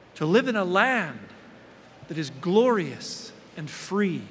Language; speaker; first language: English; native; English